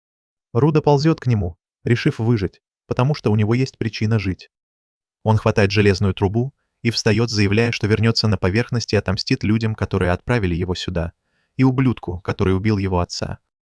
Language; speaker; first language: Russian; native; Russian